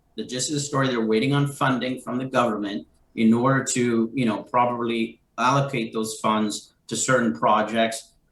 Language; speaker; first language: English; native; English